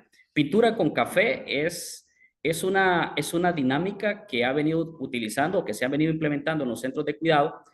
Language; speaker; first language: Spanish; native; Spanish